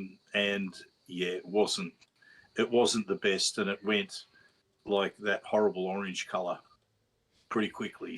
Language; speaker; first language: English; native; English